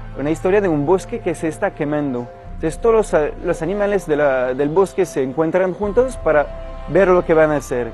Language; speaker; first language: Spanish; non-native, fluent; French